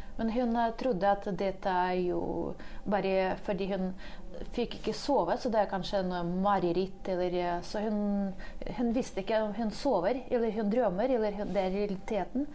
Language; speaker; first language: Norwegian; non-native, fluent; Ukrainian